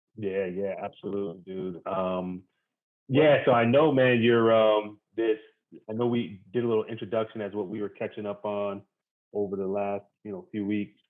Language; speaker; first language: English; native; English